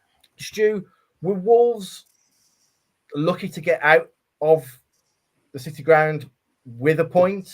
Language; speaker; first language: English; native; English